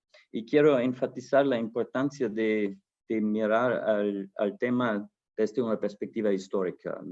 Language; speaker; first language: Spanish; non-native, fluent; German